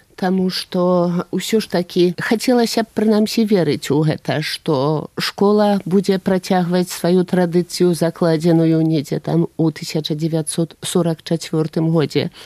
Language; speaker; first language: Belarusian; native; Belarusian